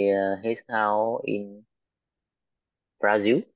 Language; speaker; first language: English; non-native, learner; Vietnamese